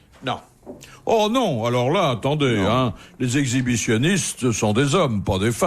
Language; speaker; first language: French; native; French